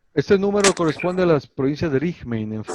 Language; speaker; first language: Spanish; native; Spanish